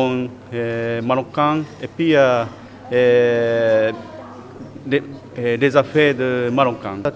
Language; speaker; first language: French; non-native, learner; Japanese